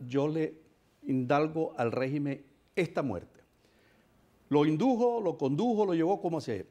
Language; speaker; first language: Spanish; native; Spanish